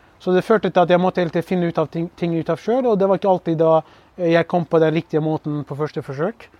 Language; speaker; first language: Norwegian; early bilingual, other home language; Kurdish